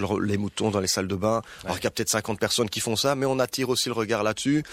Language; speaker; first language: French; early bilingual, other home language; Arabic